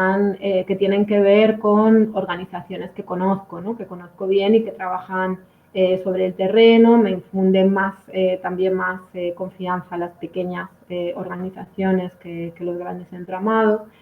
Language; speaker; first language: Spanish; native; Spanish